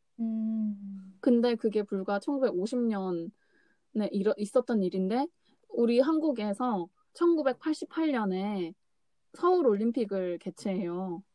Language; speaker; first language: Korean; native; Korean